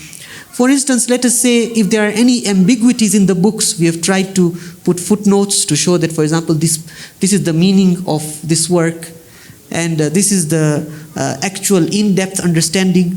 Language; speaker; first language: English; non-native, fluent; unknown